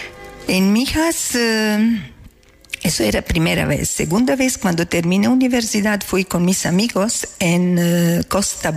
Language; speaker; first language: Spanish; non-native, learner; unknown